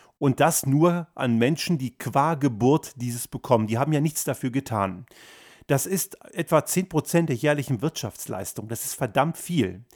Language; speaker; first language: German; early bilingual, other home language; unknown